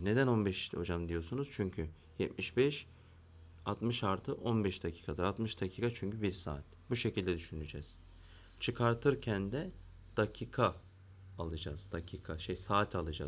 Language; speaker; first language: Turkish; native; Turkish